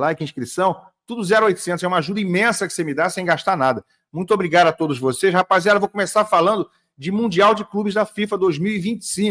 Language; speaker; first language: Portuguese; native; Portuguese